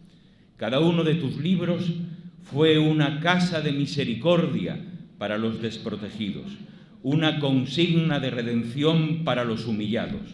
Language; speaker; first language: Spanish; native; Spanish